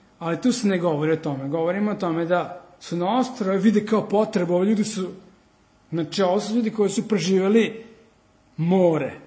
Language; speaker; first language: Serbian; early bilingual, heritage; Serbian